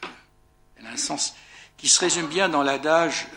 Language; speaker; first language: French; native; French